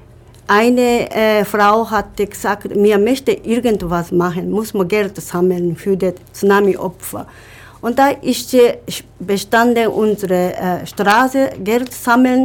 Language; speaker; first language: German; non-native, learner; Japanese